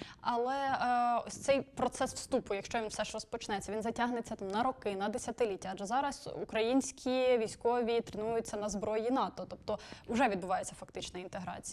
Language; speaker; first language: Ukrainian; native; Ukrainian